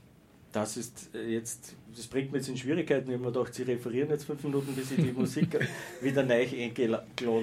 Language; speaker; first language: German; native; German